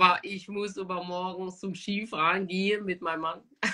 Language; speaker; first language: German; non-native, fluent; Portuguese